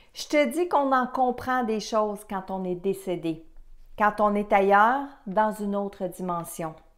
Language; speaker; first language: French; native; French